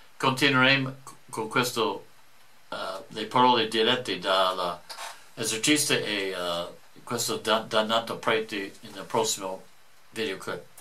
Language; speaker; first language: Italian; non-native, fluent; English